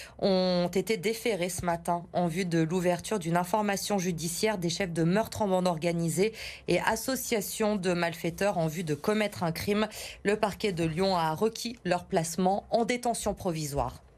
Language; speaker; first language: French; native; French